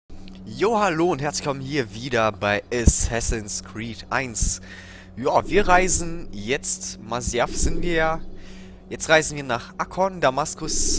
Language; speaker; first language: German; native; German